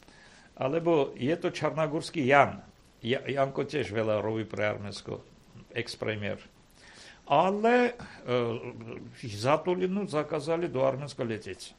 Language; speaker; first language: Slovak; non-native, fluent; Armenian